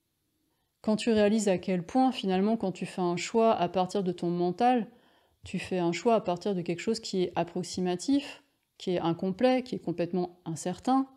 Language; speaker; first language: French; native; French